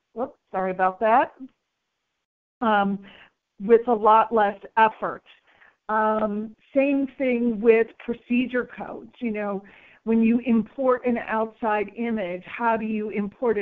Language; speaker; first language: English; native; English